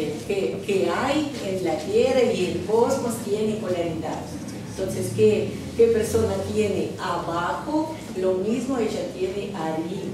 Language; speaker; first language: Spanish; non-native, learner; Russian